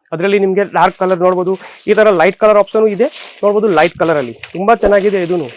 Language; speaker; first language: Kannada; native; Kannada